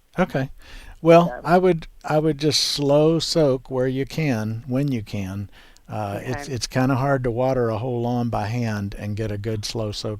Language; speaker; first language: English; native; English